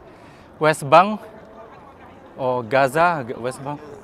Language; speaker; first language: English; non-native, fluent; Indonesian